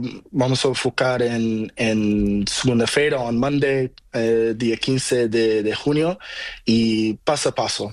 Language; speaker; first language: Spanish; non-native, learner; Portuguese